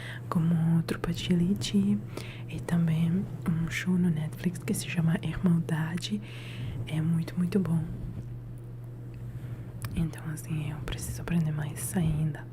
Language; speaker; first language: Portuguese; non-native, learner; Italian